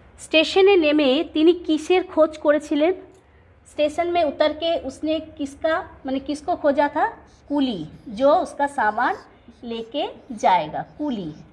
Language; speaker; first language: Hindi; non-native, local second language; Bangla